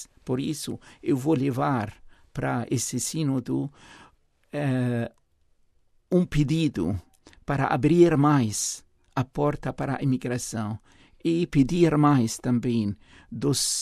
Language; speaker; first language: Portuguese; non-native, fluent; Arabic